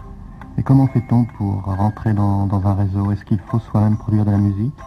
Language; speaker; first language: French; native; French